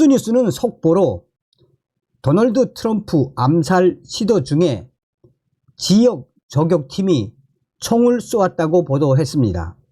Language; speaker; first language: Korean; native; Korean